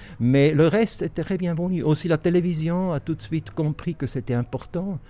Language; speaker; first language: French; non-native, local second language; German